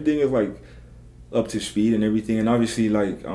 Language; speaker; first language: English; non-native, local second language; Zulu